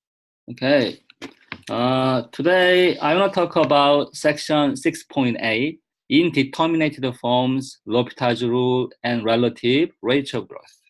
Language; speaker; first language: English; non-native, fluent; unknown